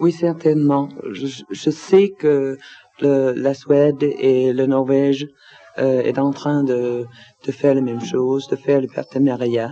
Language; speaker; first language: French; non-native, learner; Danish